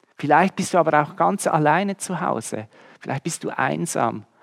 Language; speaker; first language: German; native; German